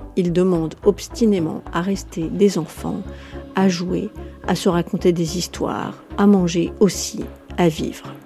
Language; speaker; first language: French; native; French